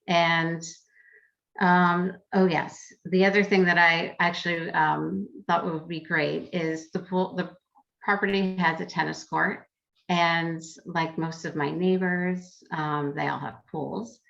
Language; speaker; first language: English; native; English